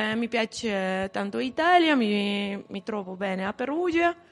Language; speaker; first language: Italian; non-native, learner; Armenian